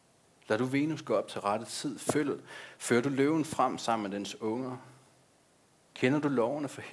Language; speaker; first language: Danish; native; Danish